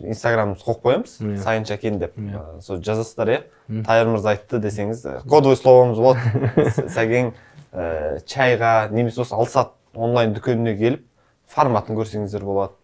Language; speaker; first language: Kazakh; native; Kazakh